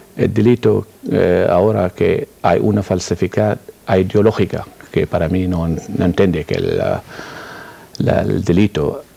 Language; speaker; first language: Spanish; non-native, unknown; Arabic